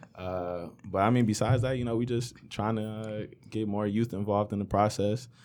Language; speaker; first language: English; native; English